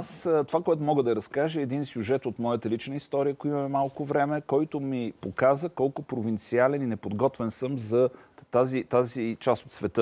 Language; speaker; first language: Bulgarian; native; Bulgarian